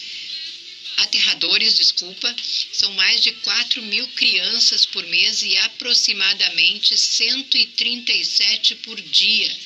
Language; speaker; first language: Portuguese; native; Portuguese